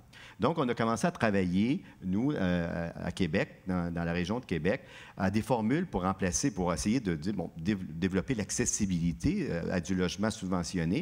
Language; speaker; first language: French; native; French